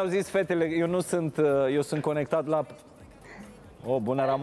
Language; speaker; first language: Romanian; native; Romanian